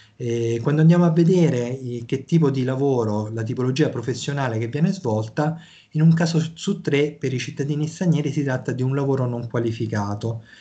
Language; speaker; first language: Italian; native; Italian